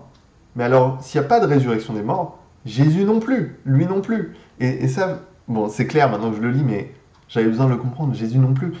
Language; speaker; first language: French; native; French